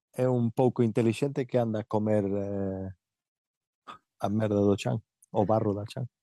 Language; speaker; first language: Galician; early bilingual, heritage; Galician